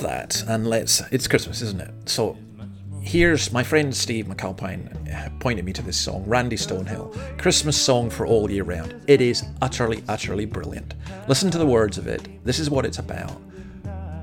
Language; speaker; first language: English; native; English